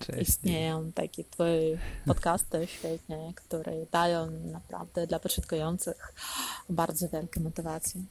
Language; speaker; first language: Polish; non-native, learner; Ukrainian